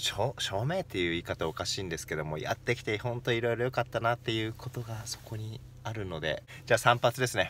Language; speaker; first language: Japanese; native; Japanese